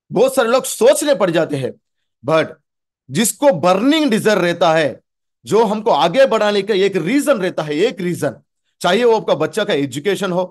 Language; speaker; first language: Hindi; non-native, local second language; Telugu